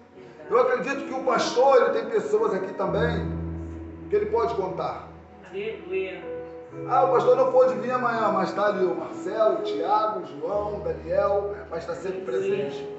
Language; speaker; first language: Portuguese; native; Portuguese